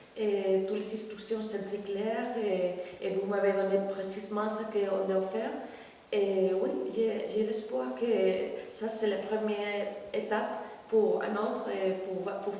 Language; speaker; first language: French; non-native, fluent; Spanish